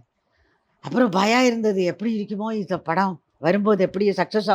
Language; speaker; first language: Tamil; non-native, learner; Malayalam